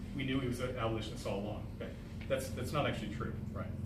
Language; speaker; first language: English; native; English